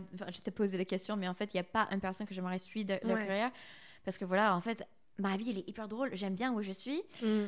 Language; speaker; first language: French; non-native, fluent; English